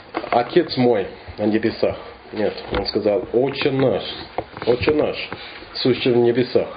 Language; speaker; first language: Russian; non-native, fluent; English